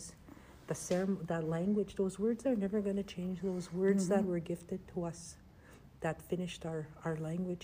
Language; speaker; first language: English; non-native, fluent; Cree